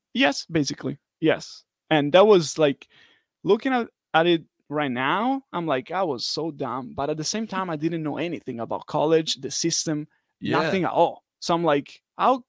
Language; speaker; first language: English; non-native, fluent; Italian